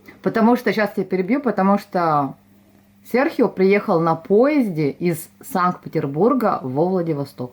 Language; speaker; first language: Russian; native; Russian